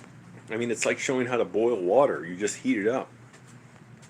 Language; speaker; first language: English; native; English